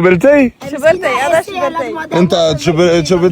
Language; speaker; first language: Arabic; early bilingual, heritage; Arabic